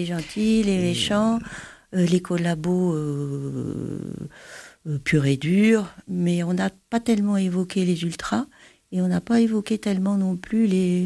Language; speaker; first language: French; native; French